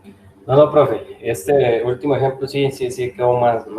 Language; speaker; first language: Spanish; native; Spanish